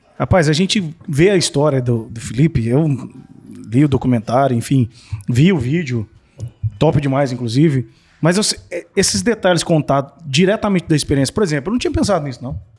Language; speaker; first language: Portuguese; native; Portuguese